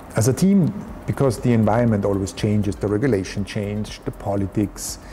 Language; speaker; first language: English; non-native, fluent; German